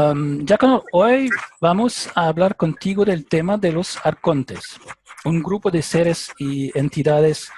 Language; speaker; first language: Spanish; non-native, learner; French